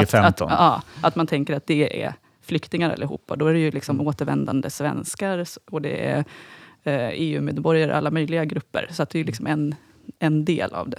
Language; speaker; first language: Swedish; native; Swedish